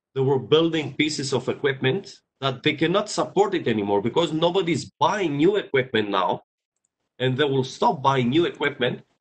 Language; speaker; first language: English; non-native, fluent; Greek